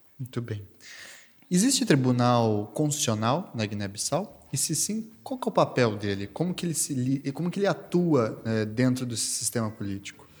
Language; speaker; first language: Portuguese; native; Portuguese